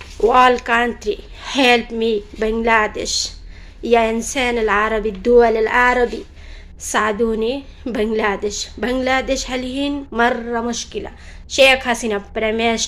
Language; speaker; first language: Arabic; non-native, learner; Bangla